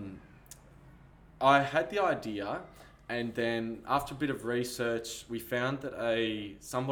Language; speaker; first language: English; native; English